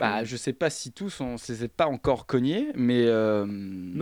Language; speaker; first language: French; native; French